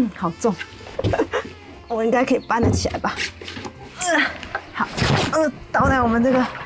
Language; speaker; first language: Chinese; native; Chinese